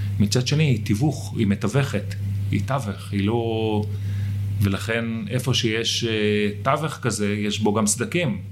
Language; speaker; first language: Hebrew; native; Hebrew